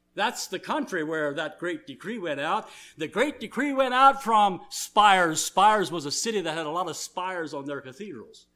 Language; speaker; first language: English; early bilingual, other home language; German